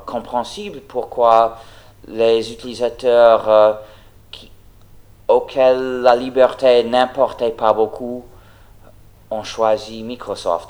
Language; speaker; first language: French; non-native, fluent; English